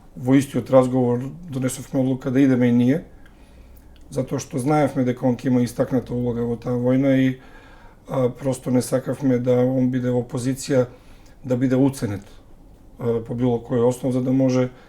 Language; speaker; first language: Macedonian; non-native, local second language; Serbian